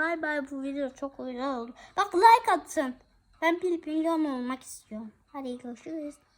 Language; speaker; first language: Turkish; early bilingual, heritage; Turkish